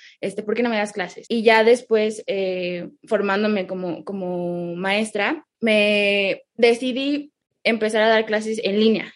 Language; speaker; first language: Spanish; early bilingual, heritage; Spanish